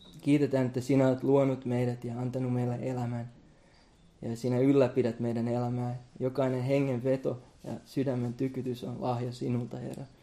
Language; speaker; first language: Finnish; non-native, local second language; Swedish